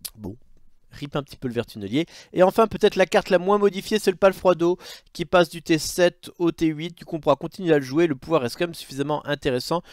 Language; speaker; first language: French; native; French